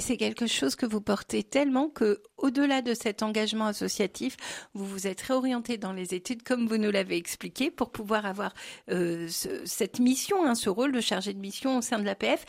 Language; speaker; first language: French; native; French